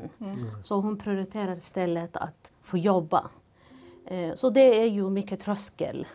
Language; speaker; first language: Swedish; non-native, fluent; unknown